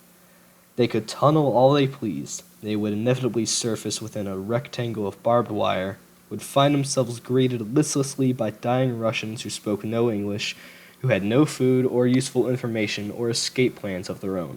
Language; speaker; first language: English; native; English